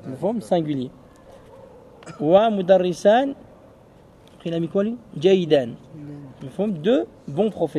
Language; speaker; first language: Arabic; non-native, fluent; French